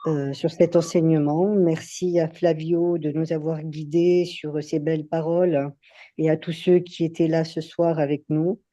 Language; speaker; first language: French; native; French